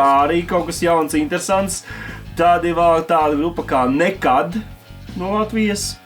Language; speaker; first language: Latvian; native; Latvian